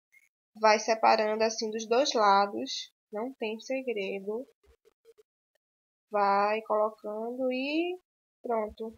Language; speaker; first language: Portuguese; native; Portuguese